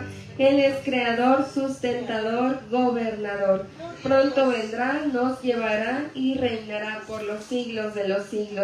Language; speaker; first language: Spanish; native; Spanish